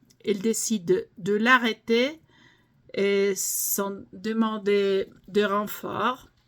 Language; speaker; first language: French; non-native, fluent; English